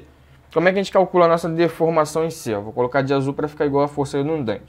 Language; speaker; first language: Portuguese; native; Portuguese